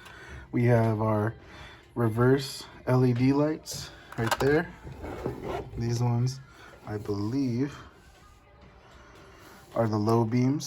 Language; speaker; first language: English; native; English